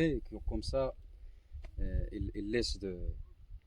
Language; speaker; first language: French; non-native, learner; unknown